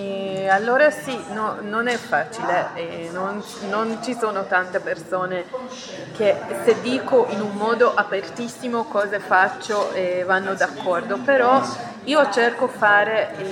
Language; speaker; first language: Italian; non-native, fluent; Hebrew